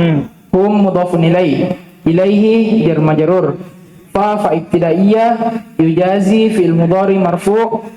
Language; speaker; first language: Arabic; non-native, learner; Indonesian